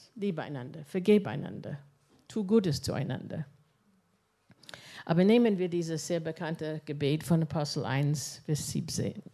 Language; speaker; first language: German; non-native, fluent; English